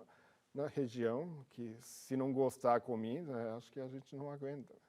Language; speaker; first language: Portuguese; non-native, learner; Japanese